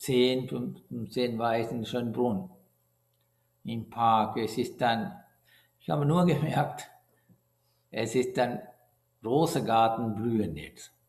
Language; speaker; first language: German; non-native, learner; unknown